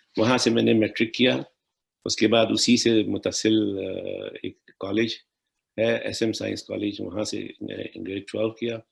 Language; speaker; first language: Urdu; native; Urdu